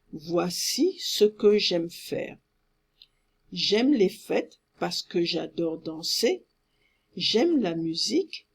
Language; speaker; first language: French; non-native, fluent; English